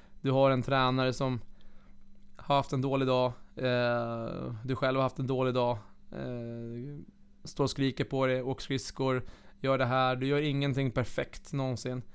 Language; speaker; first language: Swedish; native; Swedish